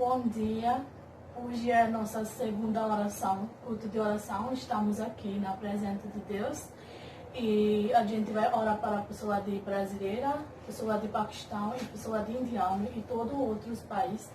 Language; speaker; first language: Portuguese; non-native, learner; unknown